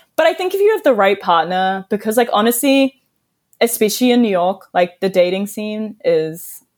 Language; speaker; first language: English; native; English